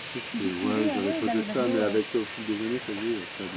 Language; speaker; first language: French; native; French